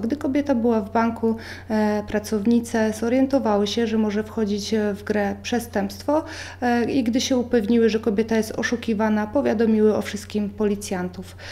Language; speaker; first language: Polish; native; Polish